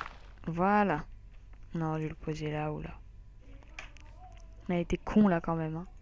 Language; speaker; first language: French; native; French